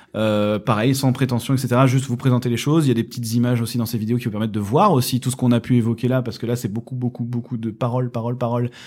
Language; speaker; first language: French; native; French